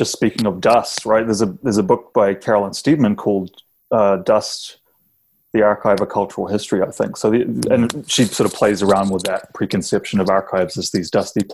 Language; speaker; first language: English; native; English